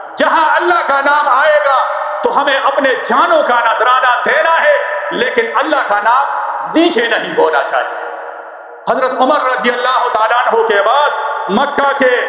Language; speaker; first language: Urdu; non-native, local second language; Pashto